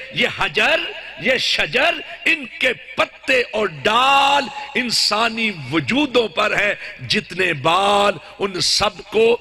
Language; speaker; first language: Urdu; non-native, local second language; Punjabi